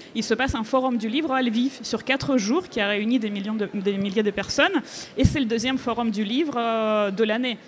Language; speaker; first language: French; non-native, fluent; Ukrainian